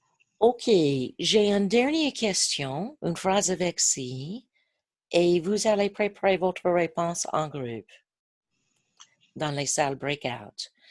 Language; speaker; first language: French; non-native, fluent; English